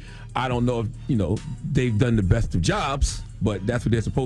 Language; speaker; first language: English; native; English